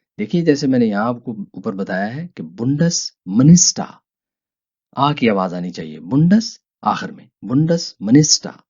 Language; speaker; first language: Urdu; native; Urdu